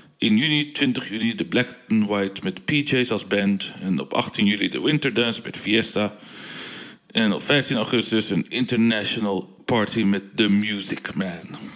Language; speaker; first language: Dutch; early bilingual, heritage; Dutch